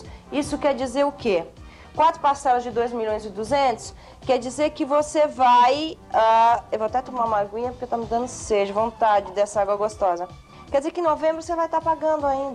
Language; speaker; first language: Portuguese; native; Portuguese